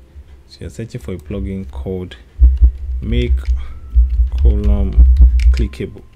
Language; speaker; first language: English; native; English